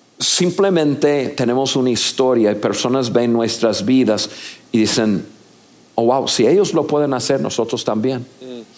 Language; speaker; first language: Spanish; non-native, fluent; English